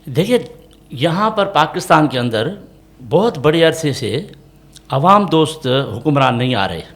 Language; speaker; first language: Urdu; non-native, local second language; Sindhi